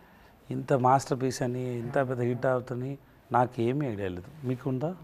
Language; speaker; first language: Telugu; non-native, learner; Tamil